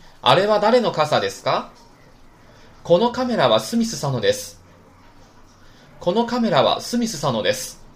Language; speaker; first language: Japanese; non-native, fluent; Chinese